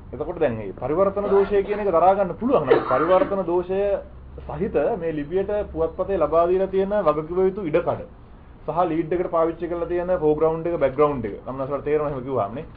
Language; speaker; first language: Sinhala; native; Sinhala